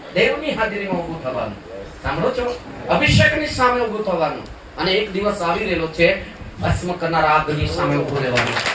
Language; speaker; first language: Gujarati; non-native, local second language; Kukna